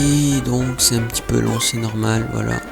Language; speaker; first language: French; native; French